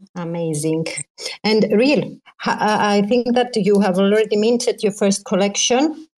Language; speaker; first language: English; non-native, fluent; Greek